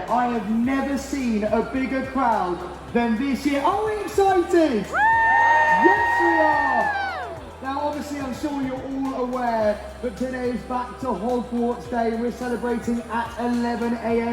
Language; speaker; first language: English; native; English